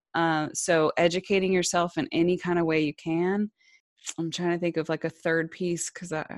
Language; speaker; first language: English; native; English